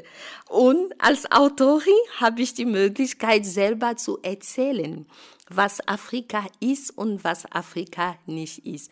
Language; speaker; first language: German; non-native, fluent; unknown